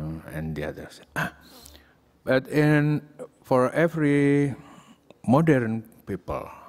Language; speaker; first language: English; non-native, learner; Indonesian